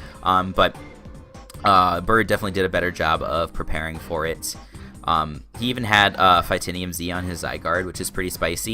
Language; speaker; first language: English; native; English